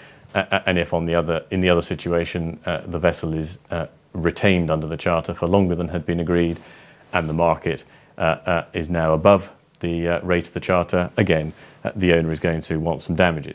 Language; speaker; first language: English; native; English